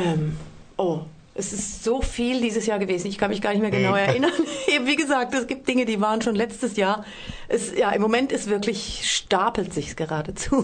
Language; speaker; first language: German; native; German